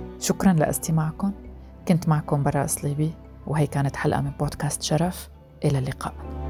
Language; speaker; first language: Arabic; native; Arabic